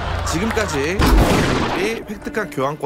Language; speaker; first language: Korean; native; Korean